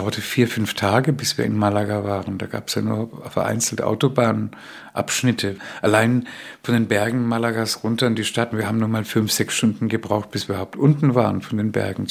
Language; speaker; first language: German; early bilingual, other home language; Spanish